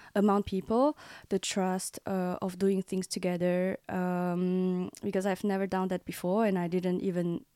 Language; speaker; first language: English; non-native, learner; Chinese